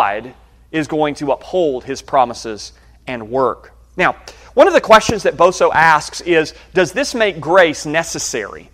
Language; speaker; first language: English; native; English